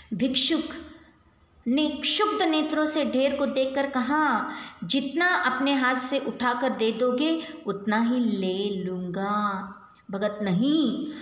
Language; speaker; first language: Hindi; non-native, local second language; Kannada